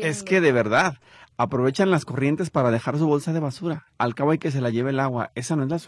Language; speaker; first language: Spanish; native; Spanish